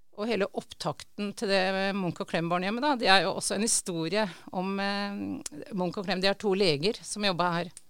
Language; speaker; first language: Norwegian; native; Norwegian